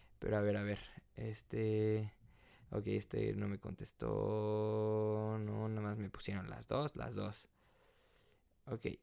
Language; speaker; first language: Spanish; native; Spanish